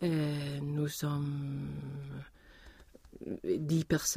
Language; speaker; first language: French; non-native, learner; Swedish